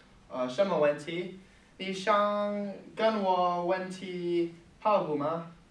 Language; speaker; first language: Chinese; non-native, learner; English